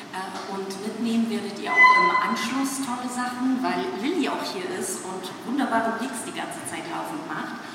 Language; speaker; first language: German; non-native, fluent; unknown